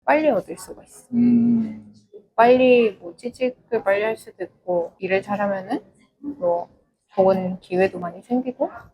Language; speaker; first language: Korean; non-native, fluent; Mongolian